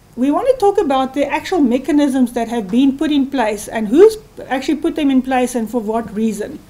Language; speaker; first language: English; non-native, local second language; Afrikaans